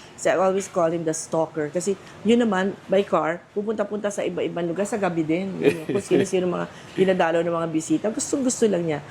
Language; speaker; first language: Filipino; native; Filipino